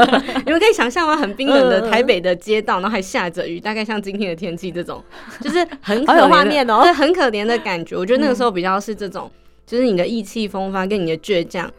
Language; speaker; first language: Chinese; native; Chinese